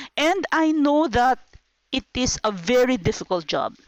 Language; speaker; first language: English; non-native, local second language; Filipino